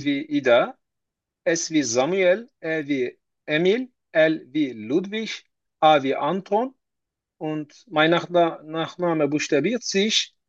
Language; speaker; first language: German; non-native, learner; Turkish